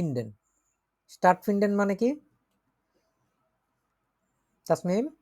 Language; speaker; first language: German; non-native, learner; Bangla